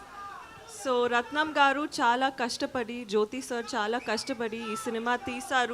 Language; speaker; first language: Telugu; non-native, learner; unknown